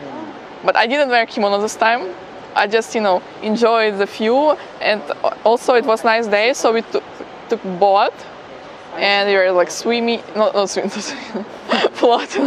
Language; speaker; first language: English; non-native, fluent; Ukrainian